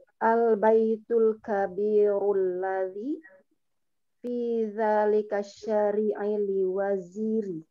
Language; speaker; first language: Arabic; non-native, learner; Indonesian